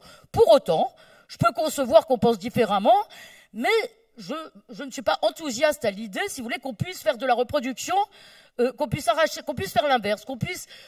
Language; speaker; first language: French; native; French